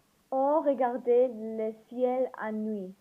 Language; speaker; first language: French; non-native, learner; English